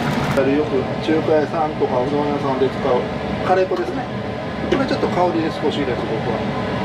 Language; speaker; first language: Japanese; native; Japanese